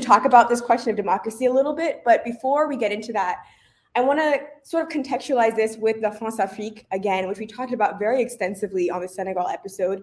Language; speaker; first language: English; native; English